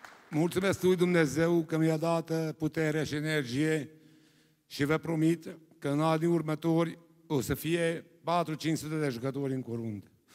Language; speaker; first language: Romanian; non-native, local second language; Hungarian